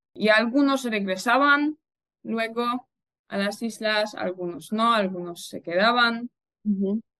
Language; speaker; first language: Spanish; non-native, fluent; Polish